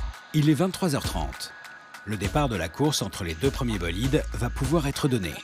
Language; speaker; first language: French; native; French